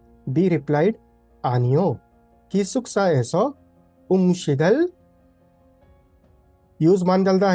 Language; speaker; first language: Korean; non-native, fluent; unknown